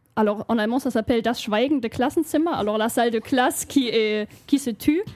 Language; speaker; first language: French; non-native, fluent; German